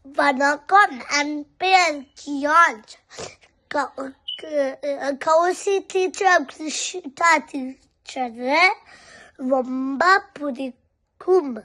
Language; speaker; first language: Tamil; early bilingual, heritage; Tamil